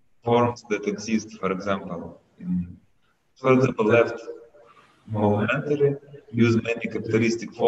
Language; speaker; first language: English; non-native, learner; Russian